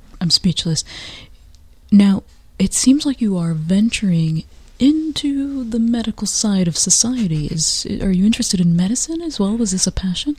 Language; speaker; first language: English; native; English